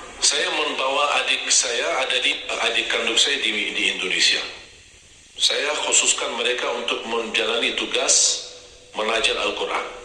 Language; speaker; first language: Indonesian; non-native, fluent; Arabic